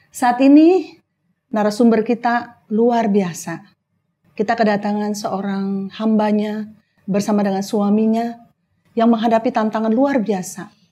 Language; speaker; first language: Indonesian; native; Indonesian